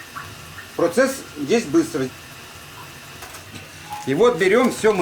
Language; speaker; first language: Russian; native; Russian